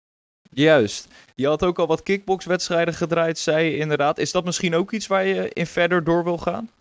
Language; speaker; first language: Dutch; native; Dutch